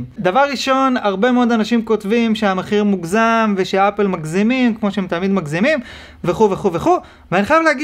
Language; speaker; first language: Hebrew; native; Hebrew